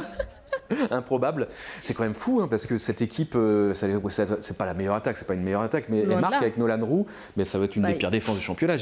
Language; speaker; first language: French; native; French